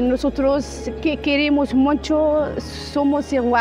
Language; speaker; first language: Spanish; non-native, learner; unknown